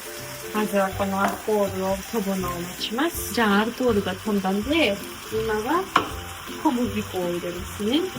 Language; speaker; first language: Japanese; non-native, fluent; Georgian